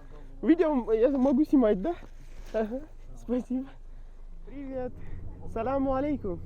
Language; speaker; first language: Russian; non-native, learner; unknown